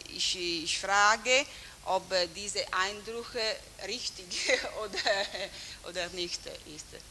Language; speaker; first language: German; non-native, fluent; Italian